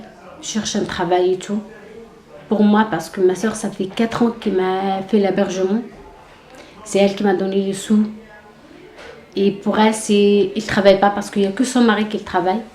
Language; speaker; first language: French; non-native, learner; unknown